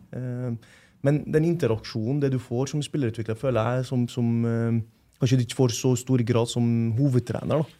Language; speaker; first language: Norwegian; non-native, fluent; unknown